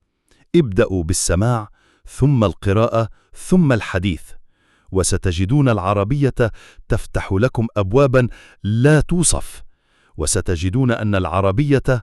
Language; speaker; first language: Arabic; non-native, fluent; Turkish